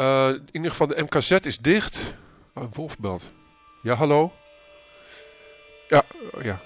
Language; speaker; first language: Dutch; native; Dutch